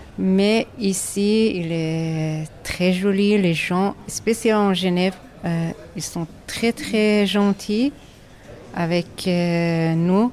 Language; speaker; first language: French; non-native, learner; Persian